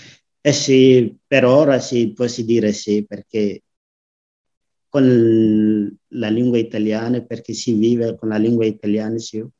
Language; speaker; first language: Italian; non-native, learner; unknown